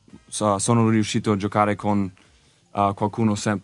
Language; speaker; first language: Italian; non-native, learner; English